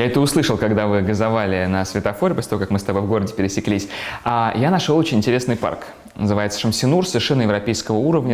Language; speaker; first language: Russian; native; Russian